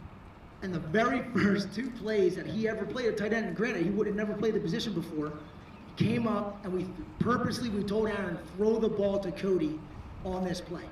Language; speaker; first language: English; native; English